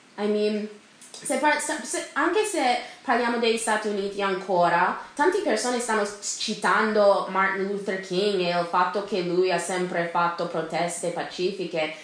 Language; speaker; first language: Italian; non-native, fluent; English